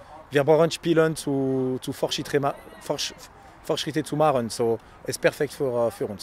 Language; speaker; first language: German; non-native, learner; French